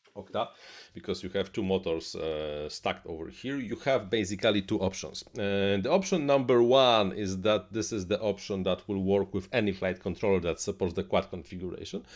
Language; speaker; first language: English; non-native, fluent; Polish